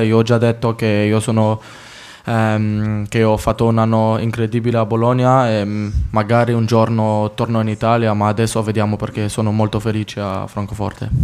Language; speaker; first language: Italian; non-native, fluent; French